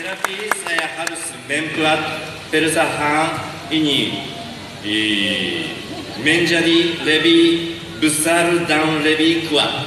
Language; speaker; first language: Indonesian; non-native, learner; Japanese